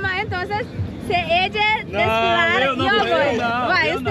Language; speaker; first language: Spanish; non-native, learner; Portuguese